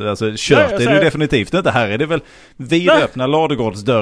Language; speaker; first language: Swedish; native; Swedish